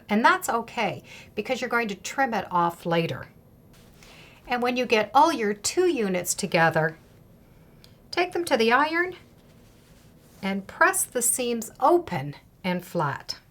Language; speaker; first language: English; native; English